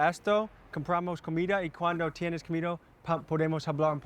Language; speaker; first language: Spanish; non-native, learner; English